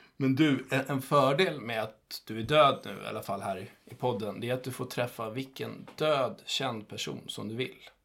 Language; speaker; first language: Swedish; native; Swedish